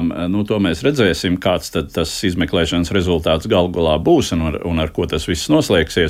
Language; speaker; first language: Latvian; native; Latvian